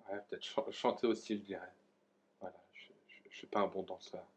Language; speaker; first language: French; native; French